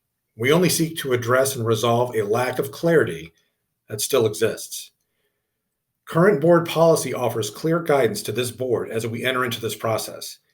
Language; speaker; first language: English; native; English